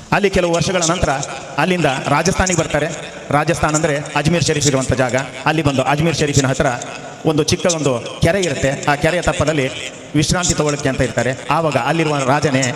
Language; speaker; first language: Kannada; non-native, local second language; Malayalam